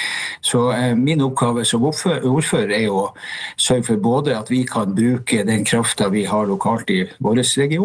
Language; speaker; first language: Norwegian; native; Norwegian